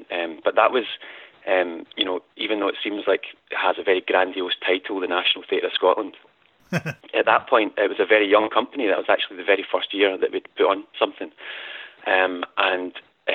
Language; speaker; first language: English; native; English